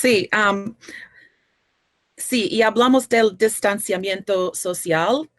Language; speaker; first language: Spanish; non-native, fluent; English